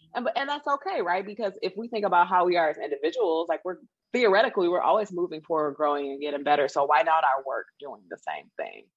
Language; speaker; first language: English; native; English